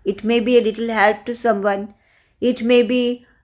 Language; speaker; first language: English; non-native, local second language; Bangla